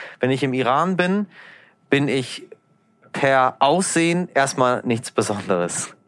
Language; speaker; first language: German; early bilingual, other home language; Persian